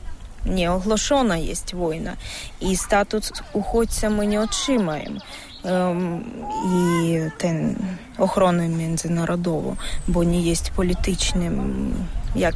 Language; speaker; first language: Ukrainian; non-native, local second language; Russian